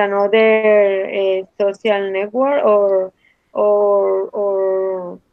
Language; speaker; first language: English; non-native, learner; Spanish